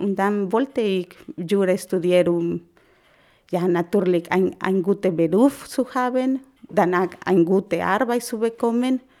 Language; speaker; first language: German; non-native, learner; Spanish